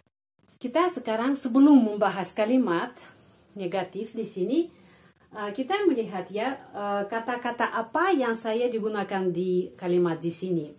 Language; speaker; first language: Indonesian; non-native, fluent; Russian